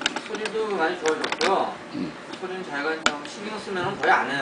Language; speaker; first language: Korean; native; Korean